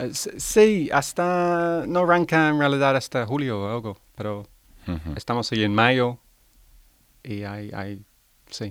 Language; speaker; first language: Spanish; non-native, learner; English